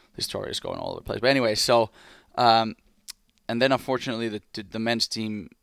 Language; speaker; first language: English; non-native, fluent; Finnish